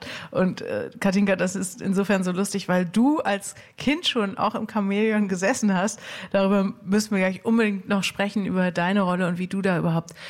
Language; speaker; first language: German; native; German